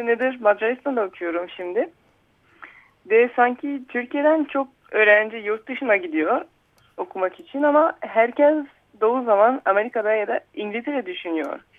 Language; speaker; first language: Turkish; early bilingual, heritage; Turkish